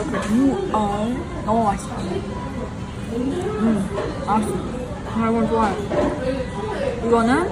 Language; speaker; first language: Korean; non-native, fluent; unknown